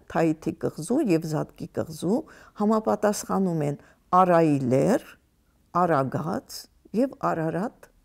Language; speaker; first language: Armenian; native; Armenian